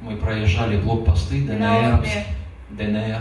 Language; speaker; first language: Russian; native; Russian